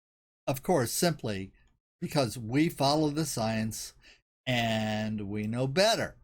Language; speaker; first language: English; native; English